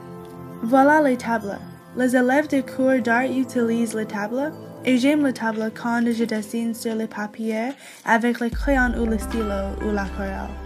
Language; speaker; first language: French; non-native, learner; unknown